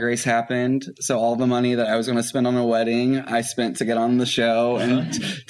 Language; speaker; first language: English; native; English